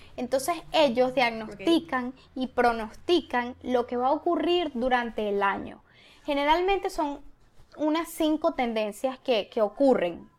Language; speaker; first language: Spanish; native; Spanish